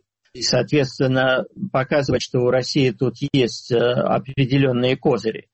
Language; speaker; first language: Russian; native; Russian